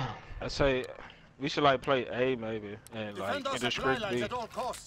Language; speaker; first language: English; native; English